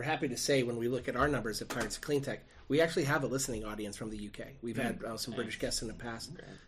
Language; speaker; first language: English; native; English